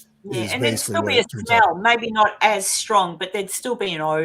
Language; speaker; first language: English; native; English